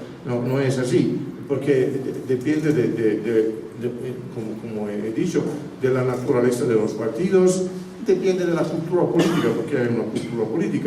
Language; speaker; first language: Spanish; non-native, fluent; Italian